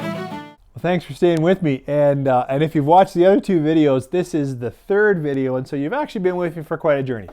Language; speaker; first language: English; native; English